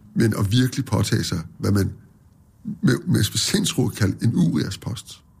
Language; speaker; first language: Danish; native; Danish